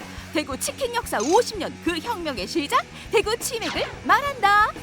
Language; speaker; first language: Korean; native; Korean